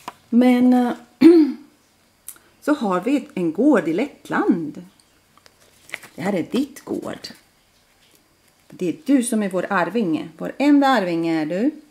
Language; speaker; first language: Swedish; non-native, fluent; Latvian